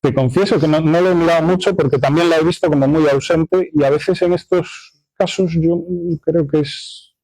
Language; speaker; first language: Spanish; non-native, local second language; Galician